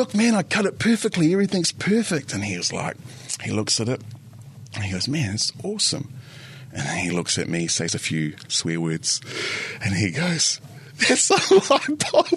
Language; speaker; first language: English; native; English